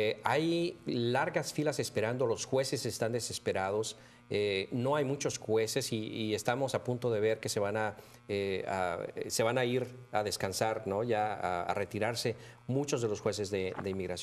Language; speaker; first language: Spanish; native; Spanish